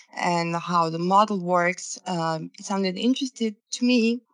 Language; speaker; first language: English; non-native, fluent; Serbian